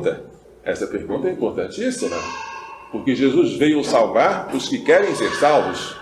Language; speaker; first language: Portuguese; native; Portuguese